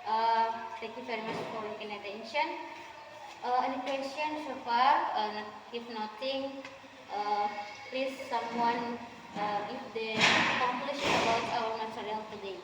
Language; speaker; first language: English; non-native, learner; Indonesian